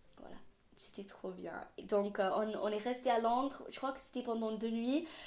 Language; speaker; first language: French; non-native, fluent; English